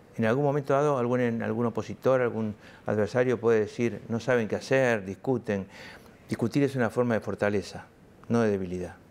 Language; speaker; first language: Spanish; native; Spanish